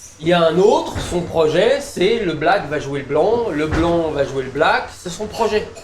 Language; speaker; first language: French; early bilingual, other home language; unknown